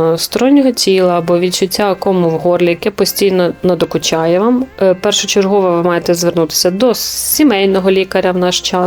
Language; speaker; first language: Ukrainian; native; Ukrainian